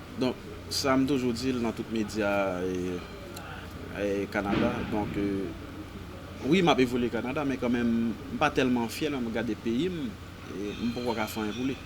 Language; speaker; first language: Haitian Creole; native; Haitian Creole